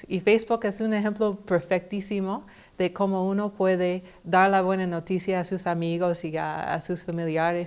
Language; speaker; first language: Spanish; non-native, fluent; English